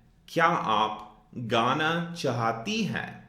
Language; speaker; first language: Hindi; non-native, fluent; English